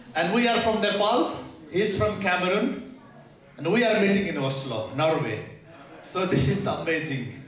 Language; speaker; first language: English; non-native, fluent; Nepali